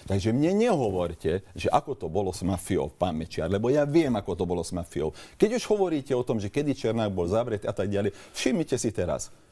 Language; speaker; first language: Slovak; non-native, local second language; Hungarian